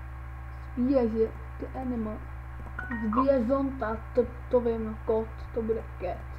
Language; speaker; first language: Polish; non-native, learner; Czech